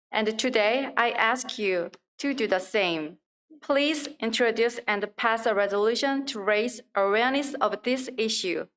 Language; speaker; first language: English; non-native, fluent; Korean